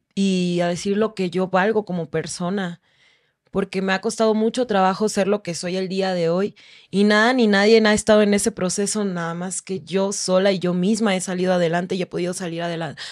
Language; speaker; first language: Spanish; native; Spanish